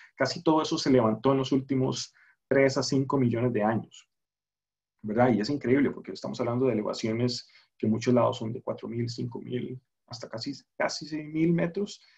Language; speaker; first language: Spanish; native; Spanish